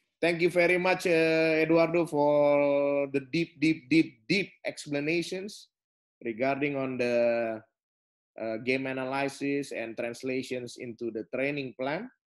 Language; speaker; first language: English; non-native, fluent; Indonesian